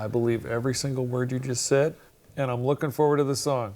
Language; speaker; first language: English; native; English